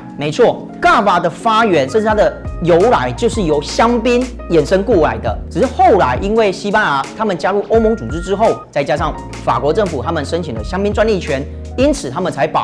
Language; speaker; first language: Chinese; native; Chinese